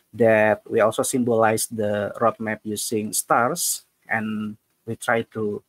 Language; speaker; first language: English; non-native, fluent; Indonesian